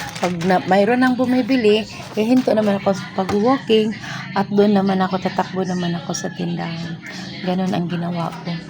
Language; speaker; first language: Filipino; non-native, local second language; Cebuano